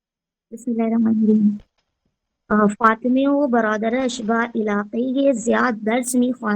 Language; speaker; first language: Persian; non-native, learner; Urdu